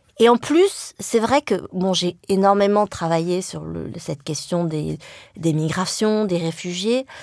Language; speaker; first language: French; early bilingual, other home language; Vietnamese